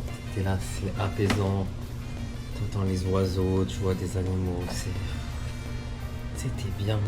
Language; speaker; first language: French; native; French